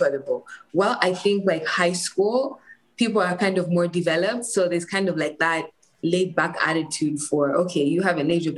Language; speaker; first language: English; non-native, local second language; Ganda